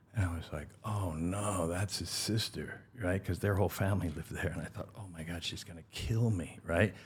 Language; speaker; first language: English; native; English